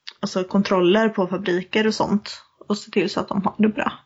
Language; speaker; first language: Swedish; native; Swedish